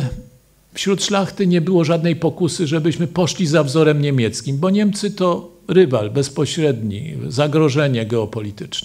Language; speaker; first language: Polish; native; Polish